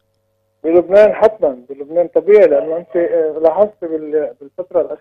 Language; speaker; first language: Arabic; native; Arabic